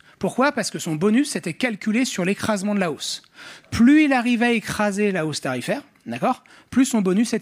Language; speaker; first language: French; native; French